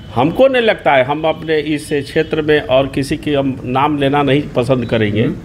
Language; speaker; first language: Hindi; native; Hindi